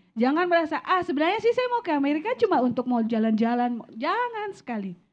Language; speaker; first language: Indonesian; native; Indonesian